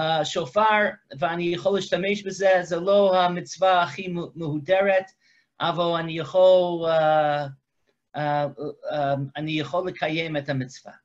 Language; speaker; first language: Hebrew; non-native, fluent; English